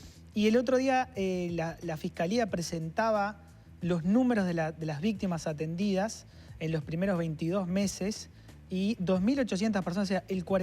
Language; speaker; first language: Spanish; native; Spanish